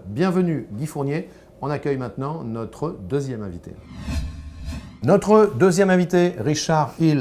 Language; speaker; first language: French; native; French